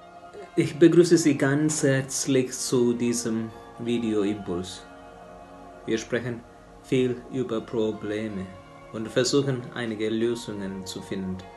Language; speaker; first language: German; non-native, fluent; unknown